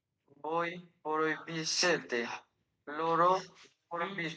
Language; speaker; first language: Italian; non-native, learner; Bangla